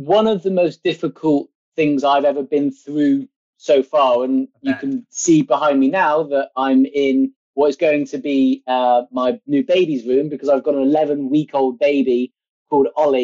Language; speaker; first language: English; native; English